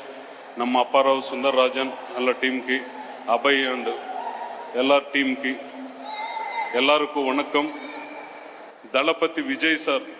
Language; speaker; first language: Tamil; non-native, learner; Telugu